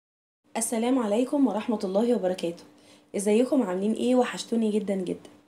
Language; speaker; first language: Arabic; native; Arabic